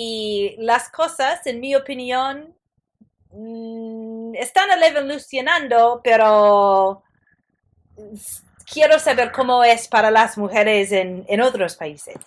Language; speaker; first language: Spanish; non-native, fluent; English